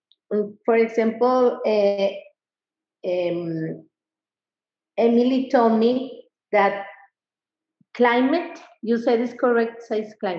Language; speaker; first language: English; non-native, learner; Spanish